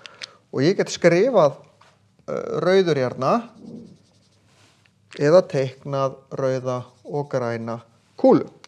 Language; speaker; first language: Icelandic; native; Icelandic